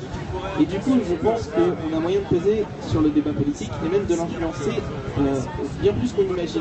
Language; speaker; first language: French; native; French